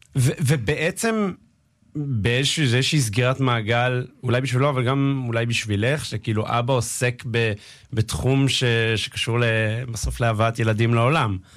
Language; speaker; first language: Hebrew; native; Hebrew